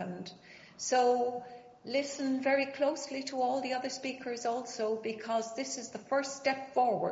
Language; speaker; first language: English; native; English